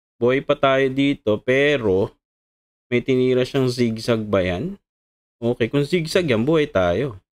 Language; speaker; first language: Filipino; native; Filipino